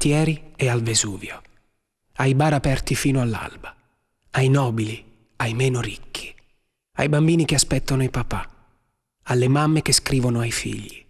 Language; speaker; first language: Italian; native; Italian